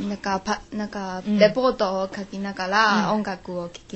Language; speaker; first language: Japanese; non-native, learner; Chinese